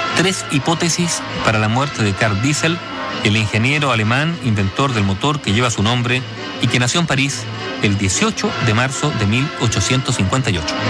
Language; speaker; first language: Spanish; native; Spanish